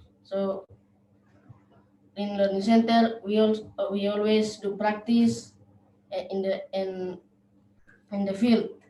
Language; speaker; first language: English; non-native, learner; Indonesian